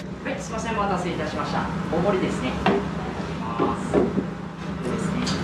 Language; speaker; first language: Japanese; native; Japanese